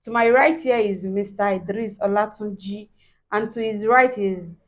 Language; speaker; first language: English; non-native, local second language; Yoruba